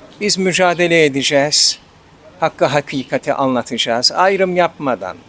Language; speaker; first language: Turkish; native; Turkish